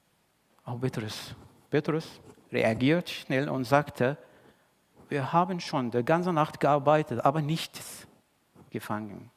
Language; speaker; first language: German; non-native, fluent; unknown